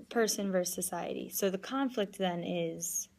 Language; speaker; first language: English; native; English